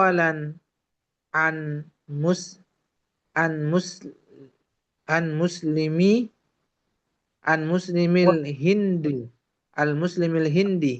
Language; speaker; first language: Arabic; non-native, learner; Indonesian